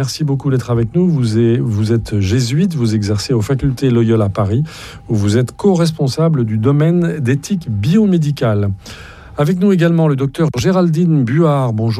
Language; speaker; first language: French; native; French